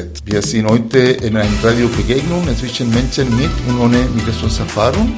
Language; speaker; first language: German; non-native, fluent; Spanish